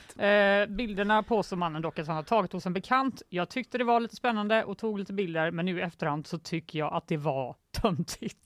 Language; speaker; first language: Swedish; native; Swedish